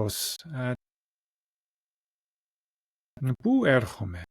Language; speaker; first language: Greek; non-native, learner; English